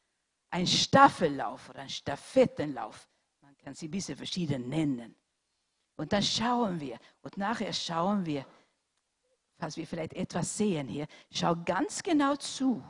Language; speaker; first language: German; non-native, fluent; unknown